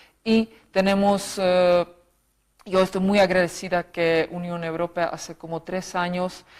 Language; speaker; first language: Spanish; non-native, fluent; Czech